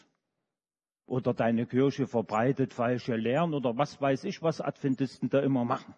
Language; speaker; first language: German; native; German